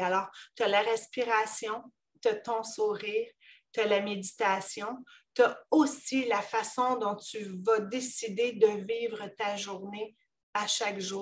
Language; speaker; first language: French; native; French